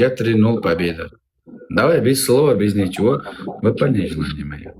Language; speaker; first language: Russian; non-native, local second language; Uzbek